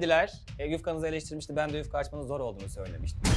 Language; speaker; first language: Turkish; native; Turkish